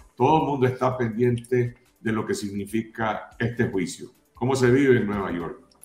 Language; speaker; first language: Spanish; native; Spanish